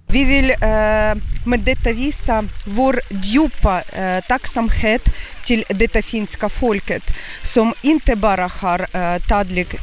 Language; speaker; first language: Swedish; non-native, learner; Ukrainian